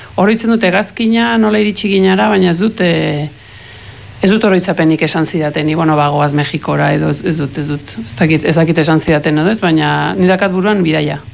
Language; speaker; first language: Basque; early bilingual, heritage; Spanish